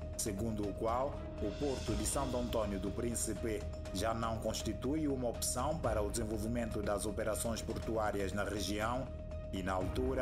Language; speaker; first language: Portuguese; native; Portuguese